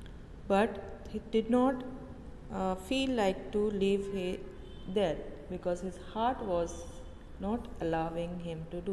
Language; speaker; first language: English; non-native, local second language; Hindi